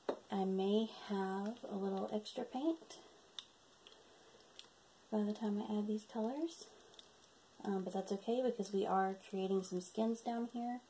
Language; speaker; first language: English; native; English